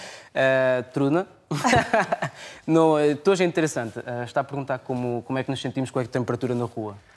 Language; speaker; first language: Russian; non-native, learner; Portuguese